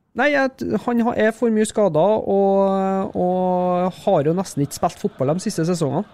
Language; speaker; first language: Norwegian; native; Norwegian